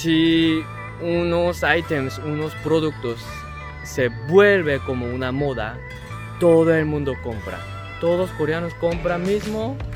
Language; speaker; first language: Spanish; non-native, learner; Korean